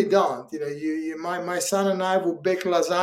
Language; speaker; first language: English; non-native, fluent; Italian